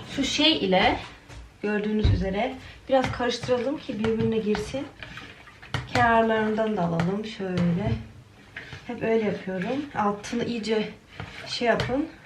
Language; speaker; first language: Turkish; early bilingual, heritage; Turkish